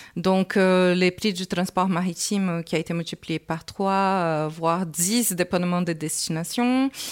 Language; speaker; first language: French; non-native, fluent; Portuguese